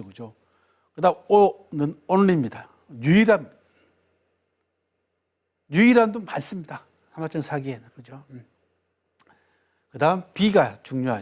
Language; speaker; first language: Korean; native; Korean